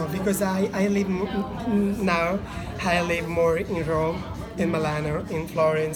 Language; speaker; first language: English; non-native, learner; Italian